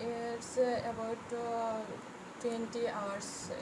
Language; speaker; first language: English; non-native, fluent; Bangla